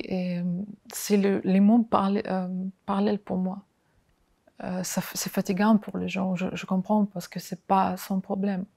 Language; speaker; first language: French; non-native, fluent; Ukrainian